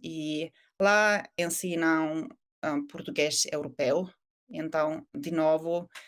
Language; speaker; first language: Portuguese; non-native, fluent; Finnish